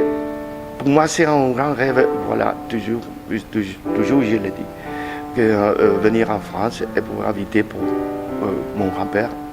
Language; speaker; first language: French; non-native, learner; Spanish